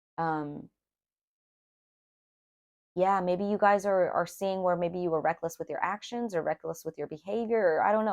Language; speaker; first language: English; native; English